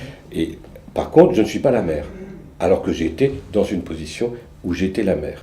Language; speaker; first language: French; early bilingual, other home language; Romanian